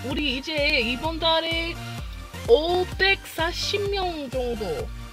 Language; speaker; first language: Korean; non-native, learner; English